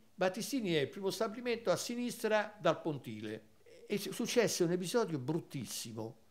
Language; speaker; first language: Italian; native; Italian